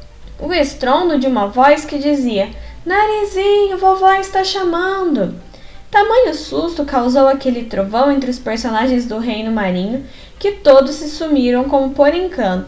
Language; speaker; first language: Portuguese; native; Portuguese